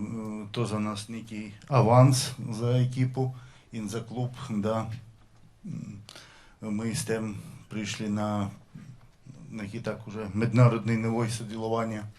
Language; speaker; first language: Slovenian; non-native, learner; Russian